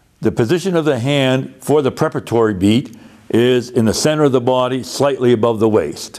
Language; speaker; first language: English; native; English